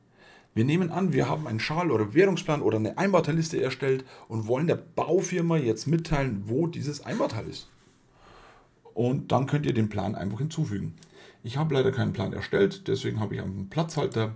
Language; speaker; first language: German; native; German